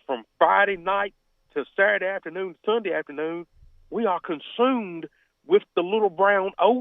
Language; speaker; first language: English; native; English